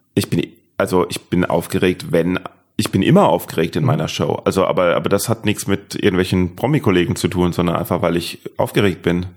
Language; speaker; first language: German; native; German